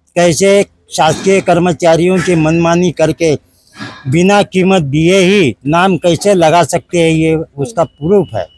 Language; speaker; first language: Hindi; non-native, local second language; Marathi